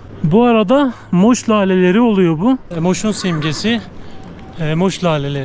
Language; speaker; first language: Turkish; native; Turkish